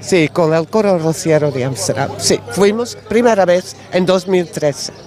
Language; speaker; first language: Spanish; non-native, learner; Dutch